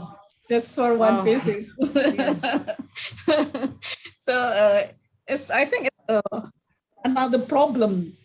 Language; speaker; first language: English; non-native, learner; Indonesian